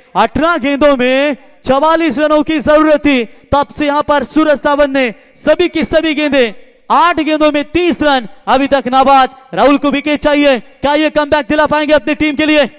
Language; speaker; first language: Hindi; non-native, local second language; Marathi